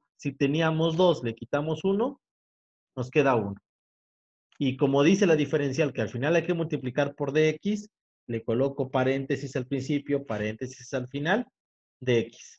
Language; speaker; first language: Spanish; native; Spanish